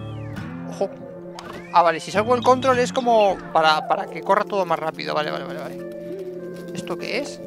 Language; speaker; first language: Spanish; native; Spanish